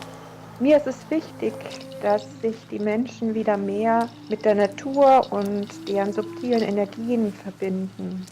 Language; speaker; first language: German; native; German